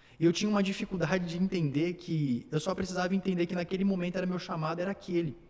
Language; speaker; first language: Portuguese; early bilingual, other home language; Slovak